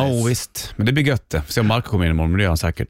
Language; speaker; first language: Swedish; native; Swedish